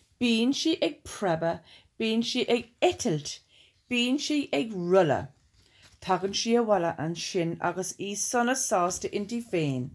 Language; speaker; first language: Irish; non-native, local second language; English